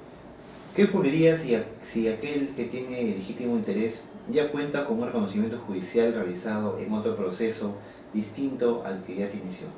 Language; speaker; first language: Spanish; native; Spanish